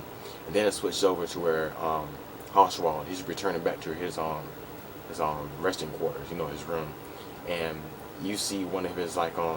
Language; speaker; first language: English; native; English